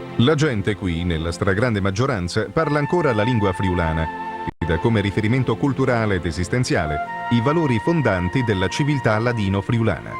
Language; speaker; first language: Italian; native; Italian